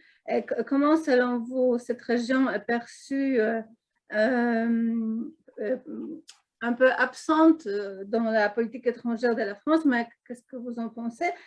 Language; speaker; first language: French; non-native, fluent; Polish